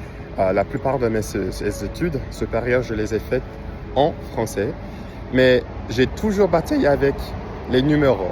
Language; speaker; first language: French; non-native, fluent; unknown